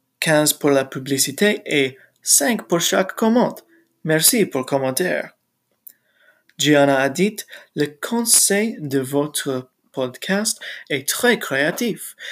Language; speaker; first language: French; non-native, learner; English